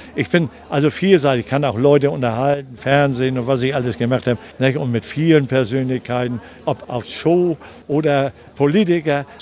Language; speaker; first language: German; native; German